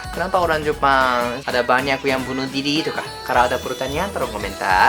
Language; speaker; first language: Indonesian; non-native, learner; Japanese